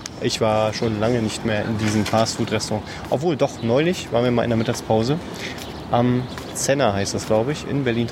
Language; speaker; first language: German; native; German